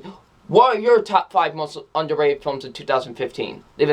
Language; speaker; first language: English; native; English